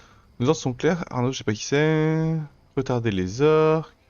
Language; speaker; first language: French; native; French